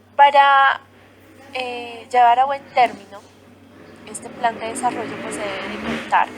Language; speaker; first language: Spanish; native; Spanish